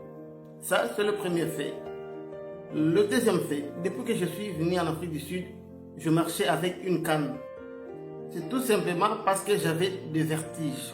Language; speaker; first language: French; non-native, local second language; Lingala